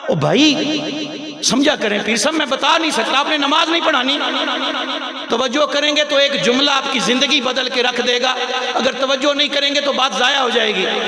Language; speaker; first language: Urdu; non-native, local second language; Punjabi